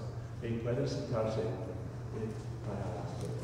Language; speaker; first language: Spanish; non-native, fluent; English